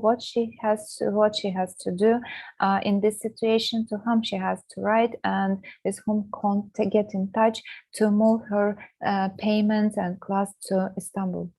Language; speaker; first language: English; non-native, fluent; Russian